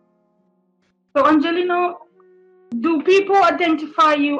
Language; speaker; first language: English; non-native, local second language; French